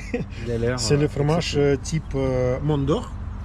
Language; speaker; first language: French; non-native, learner; Russian